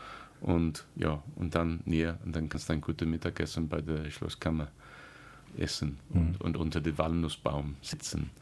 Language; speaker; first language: German; non-native, learner; English